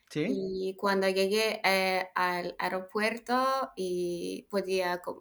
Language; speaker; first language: Spanish; non-native, learner; Macedonian